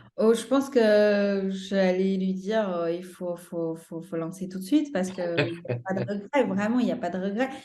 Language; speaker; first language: French; non-native, fluent; Chinese